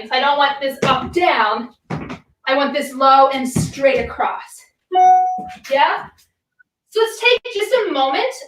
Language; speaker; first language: English; native; English